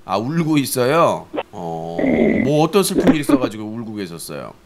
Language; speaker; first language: Korean; native; Korean